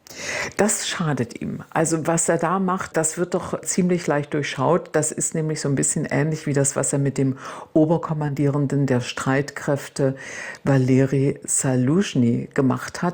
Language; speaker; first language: German; native; German